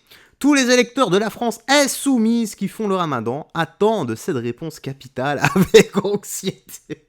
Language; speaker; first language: French; native; French